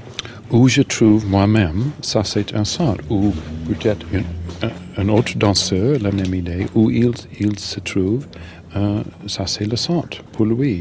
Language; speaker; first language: French; non-native, learner; English